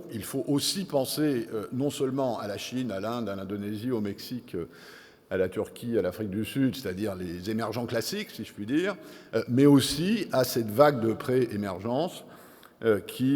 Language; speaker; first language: French; native; French